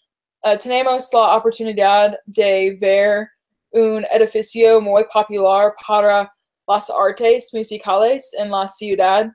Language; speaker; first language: Spanish; non-native, learner; English